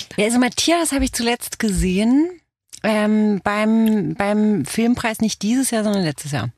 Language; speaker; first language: German; early bilingual, other home language; Romanian